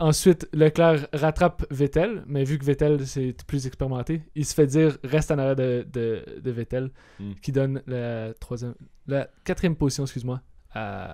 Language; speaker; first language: French; native; French